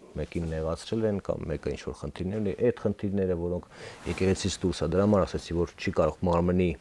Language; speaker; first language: Armenian; native; Armenian